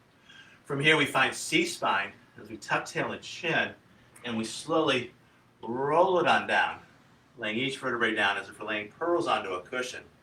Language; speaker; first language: English; native; English